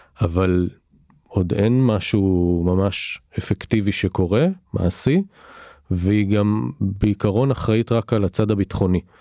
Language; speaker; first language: Hebrew; native; Hebrew